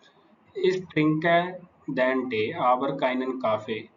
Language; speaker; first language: German; non-native, learner; Hindi